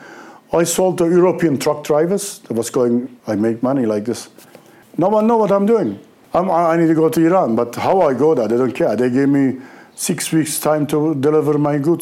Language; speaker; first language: English; non-native, learner; Turkish